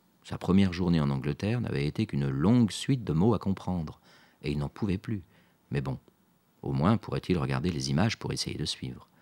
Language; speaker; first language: French; native; French